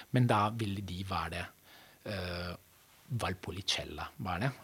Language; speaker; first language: Norwegian; non-native, fluent; Italian